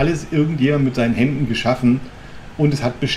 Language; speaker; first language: German; native; German